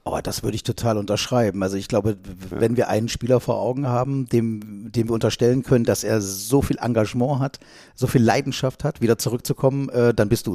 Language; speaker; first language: German; native; German